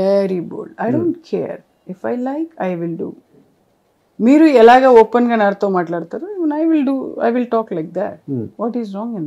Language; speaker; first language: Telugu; non-native, local second language; Kannada